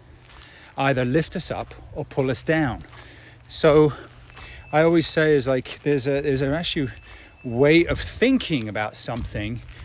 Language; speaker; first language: English; native; English